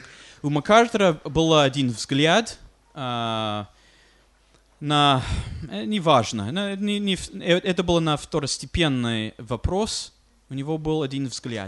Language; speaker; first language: Russian; non-native, fluent; English